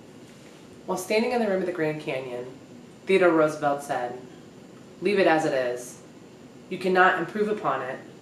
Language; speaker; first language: English; native; English